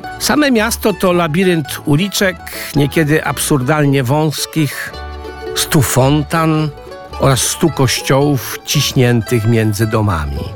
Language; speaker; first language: Polish; native; Polish